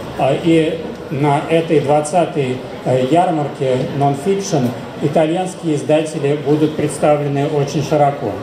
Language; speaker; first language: Russian; native; Russian